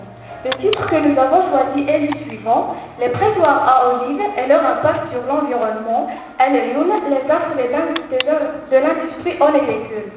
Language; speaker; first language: French; non-native, local second language; Arabic